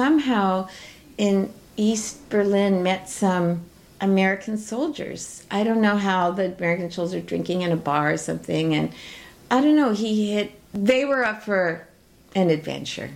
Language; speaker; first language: English; native; English